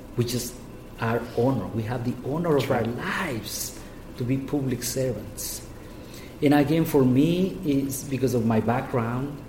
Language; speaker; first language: English; non-native, fluent; Spanish